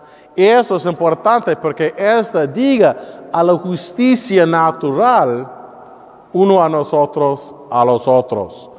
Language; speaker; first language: Spanish; non-native, learner; English